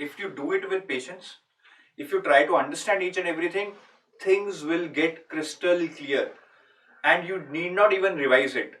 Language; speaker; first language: English; non-native, local second language; Hindi